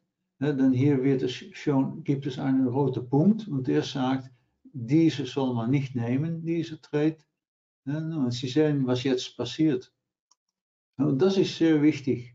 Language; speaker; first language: German; non-native, learner; Dutch